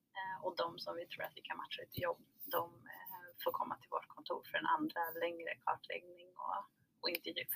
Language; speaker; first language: Swedish; early bilingual, other home language; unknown